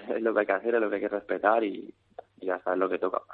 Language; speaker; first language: Spanish; native; Spanish